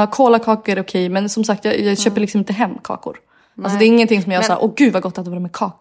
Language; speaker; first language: Swedish; native; Swedish